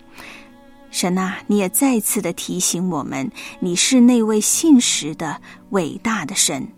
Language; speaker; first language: Chinese; native; Chinese